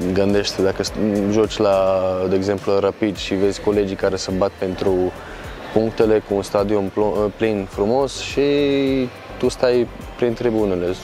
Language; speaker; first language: Romanian; non-native, fluent; Croatian